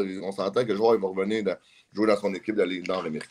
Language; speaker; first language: French; native; French